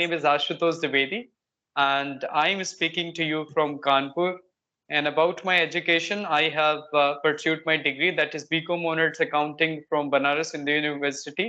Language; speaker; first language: English; non-native, local second language; Hindi